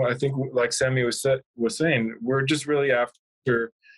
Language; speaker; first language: English; native; English